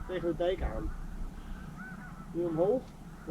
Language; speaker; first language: Dutch; native; Dutch